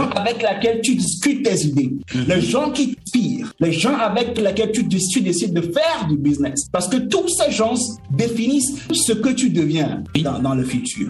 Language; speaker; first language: French; non-native, local second language; Ewe